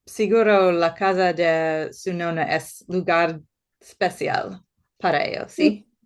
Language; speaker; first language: Spanish; non-native, learner; English